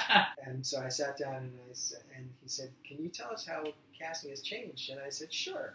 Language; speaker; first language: English; native; English